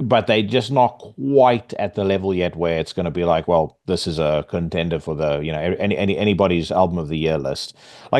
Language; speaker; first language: English; native; English